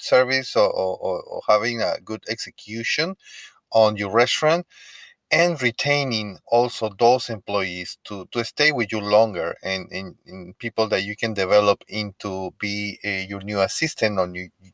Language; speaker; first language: English; non-native, fluent; Spanish